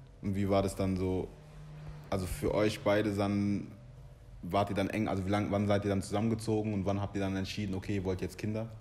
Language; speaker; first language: German; early bilingual, other home language; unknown